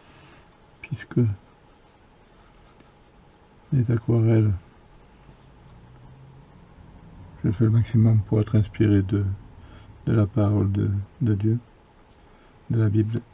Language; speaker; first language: French; native; French